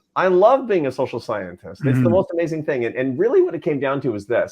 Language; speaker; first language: English; native; English